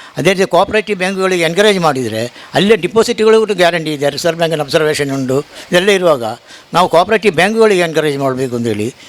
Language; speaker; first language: Kannada; native; Kannada